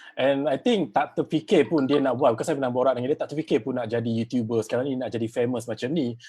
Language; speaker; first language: Malay; native; Malay